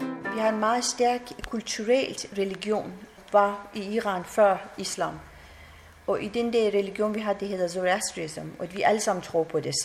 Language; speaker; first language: Danish; non-native, fluent; Persian